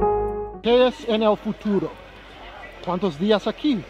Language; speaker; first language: Spanish; non-native, learner; English